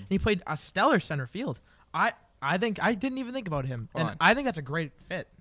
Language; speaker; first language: English; native; English